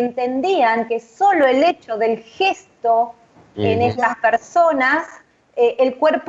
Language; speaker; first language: Spanish; native; Spanish